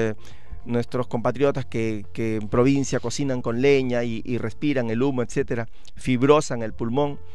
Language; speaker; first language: Spanish; native; Spanish